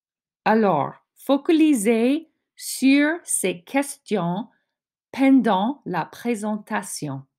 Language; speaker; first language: French; non-native, fluent; English